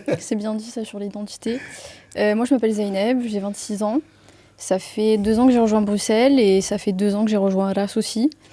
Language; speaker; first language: French; native; French